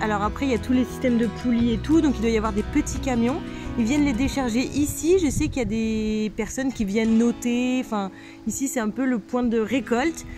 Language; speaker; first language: French; native; French